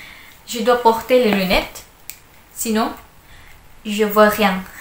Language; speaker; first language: French; non-native, learner; Malay